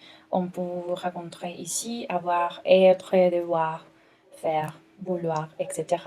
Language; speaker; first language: French; non-native, learner; Spanish